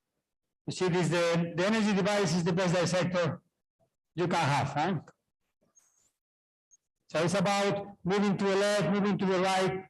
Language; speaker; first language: English; non-native, fluent; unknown